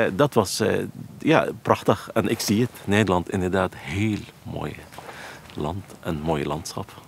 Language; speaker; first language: Dutch; non-native, fluent; Arabic